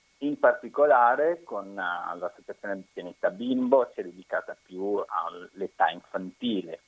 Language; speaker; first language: Italian; native; Italian